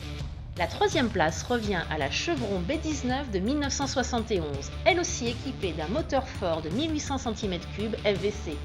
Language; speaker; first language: French; native; French